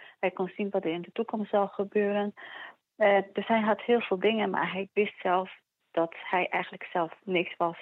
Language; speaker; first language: Dutch; early bilingual, other home language; Polish